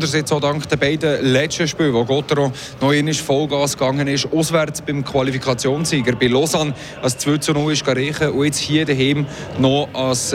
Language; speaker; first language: German; native; German